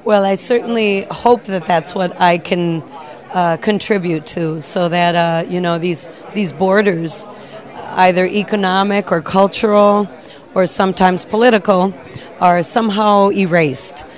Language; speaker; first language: English; early bilingual, other home language; Spanish